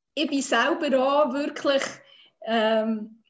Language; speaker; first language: German; non-native, fluent; Swiss German